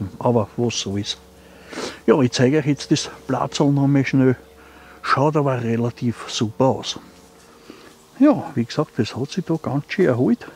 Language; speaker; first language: German; native; German